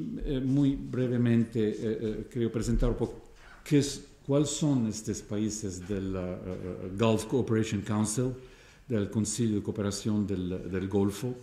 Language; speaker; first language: Spanish; non-native, fluent; Arabic